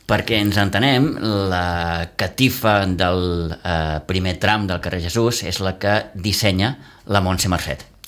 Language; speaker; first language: Catalan; native; Catalan